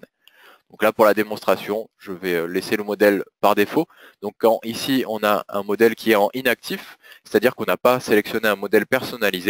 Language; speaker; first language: French; native; French